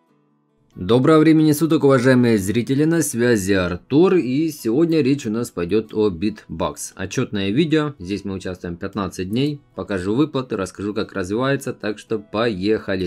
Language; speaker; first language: Russian; native; Russian